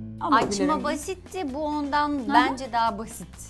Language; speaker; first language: Turkish; native; Turkish